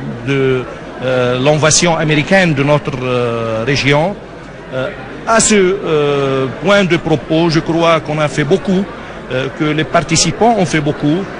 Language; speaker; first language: French; non-native, fluent; Arabic